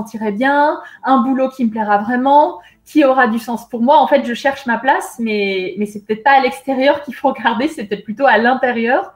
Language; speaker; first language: French; native; French